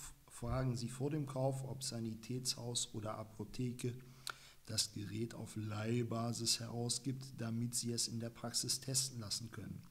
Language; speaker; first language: German; native; German